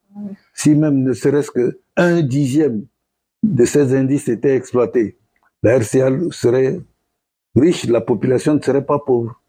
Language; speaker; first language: French; non-native, local second language; Sango